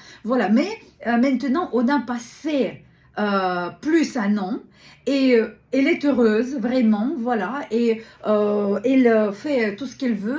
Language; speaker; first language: French; non-native, learner; Russian